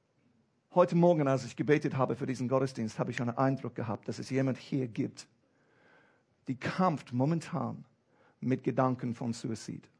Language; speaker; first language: German; non-native, fluent; English